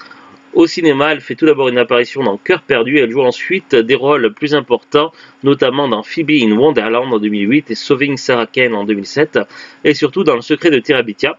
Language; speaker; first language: French; native; French